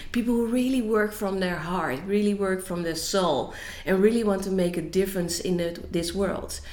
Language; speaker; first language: English; non-native, fluent; Dutch